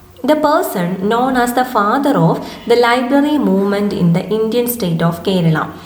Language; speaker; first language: English; non-native, local second language; Malayalam